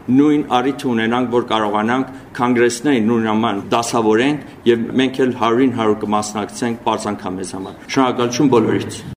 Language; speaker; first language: Armenian; early bilingual, heritage; Armenian